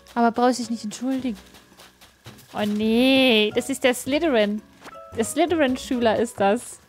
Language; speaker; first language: German; native; German